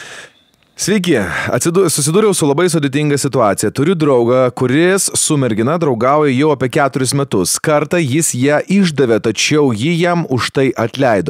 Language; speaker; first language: Lithuanian; native; Lithuanian